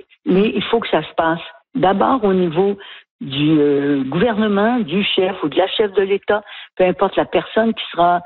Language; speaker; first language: French; native; French